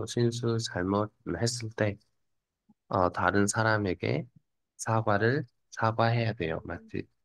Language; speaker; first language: Korean; non-native, fluent; Vietnamese